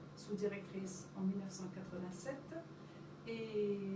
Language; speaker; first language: French; non-native, local second language; Arabic